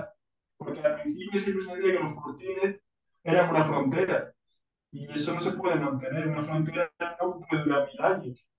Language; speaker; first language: Spanish; native; Spanish